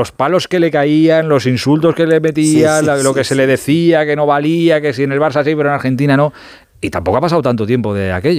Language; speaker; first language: Spanish; native; Spanish